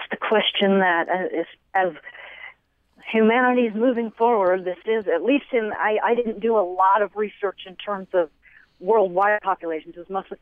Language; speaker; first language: English; native; English